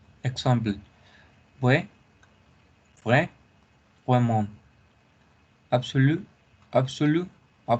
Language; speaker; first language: French; non-native, learner; Spanish